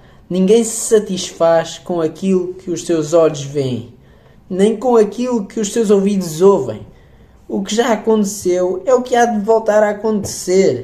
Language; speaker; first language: Portuguese; native; Portuguese